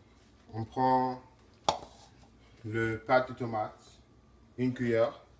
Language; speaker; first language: French; non-native, learner; English